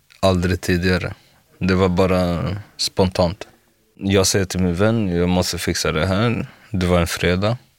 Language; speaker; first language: Swedish; early bilingual, other home language; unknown